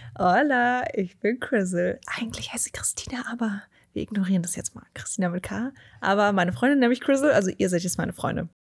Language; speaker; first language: German; native; German